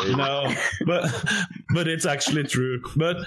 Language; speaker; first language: English; non-native, fluent; Norwegian